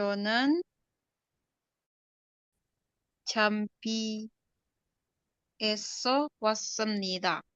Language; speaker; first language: Korean; non-native, learner; Indonesian